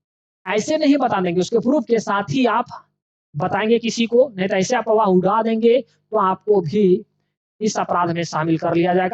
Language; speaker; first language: Hindi; native; Hindi